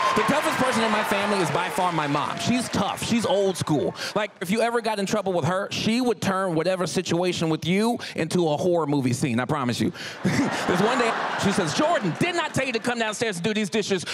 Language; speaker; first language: English; native; English